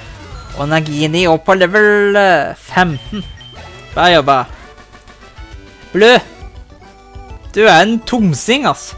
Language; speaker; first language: Norwegian; native; Norwegian